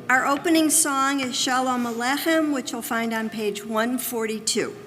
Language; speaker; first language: English; native; English